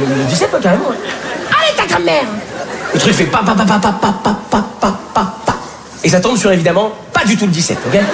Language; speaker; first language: French; native; French